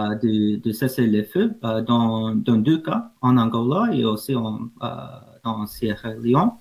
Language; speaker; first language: French; non-native, learner; English